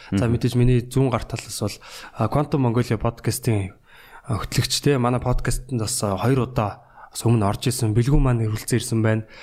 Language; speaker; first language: Mongolian; native; Mongolian